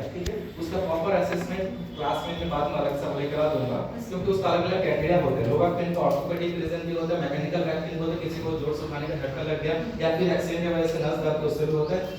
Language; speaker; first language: Hindi; non-native, local second language; Bangla